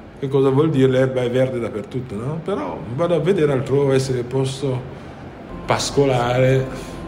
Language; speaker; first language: Italian; non-native, fluent; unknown